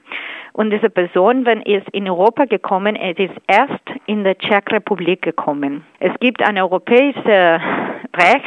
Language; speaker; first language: German; non-native, fluent; Spanish